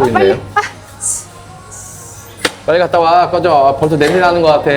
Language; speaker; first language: Korean; native; Korean